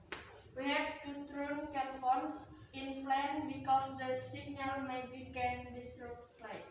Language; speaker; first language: English; non-native, learner; Indonesian